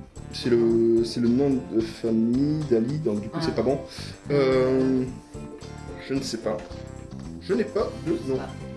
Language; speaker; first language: French; native; French